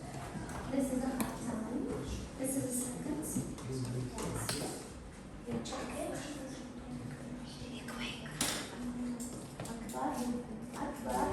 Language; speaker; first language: English; non-native, fluent; Uzbek